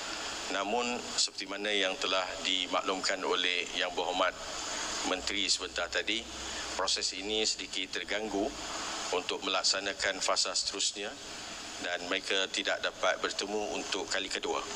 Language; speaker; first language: Malay; native; Malay